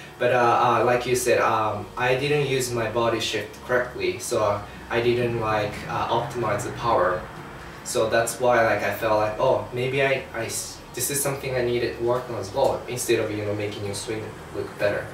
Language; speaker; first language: English; non-native, fluent; Japanese